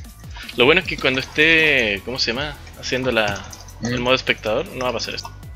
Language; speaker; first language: Spanish; native; Spanish